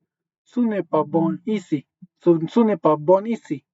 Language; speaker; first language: French; non-native, learner; English